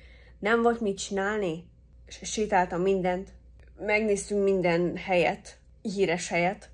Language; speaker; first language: Hungarian; early bilingual, heritage; English